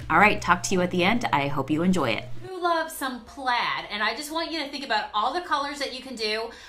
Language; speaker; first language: English; native; English